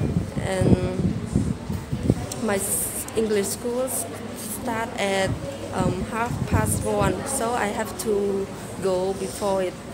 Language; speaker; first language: English; non-native, learner; Khmer